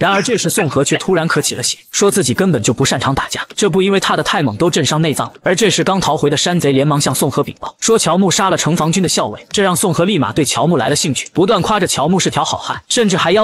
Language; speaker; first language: Chinese; native; Chinese